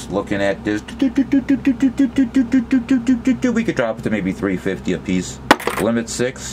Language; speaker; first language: English; native; English